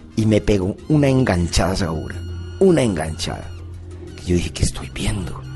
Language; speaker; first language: Spanish; native; Spanish